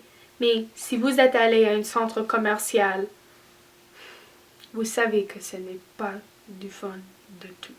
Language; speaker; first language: French; non-native, learner; English